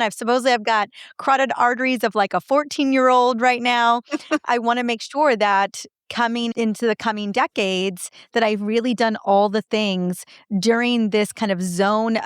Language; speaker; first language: English; native; English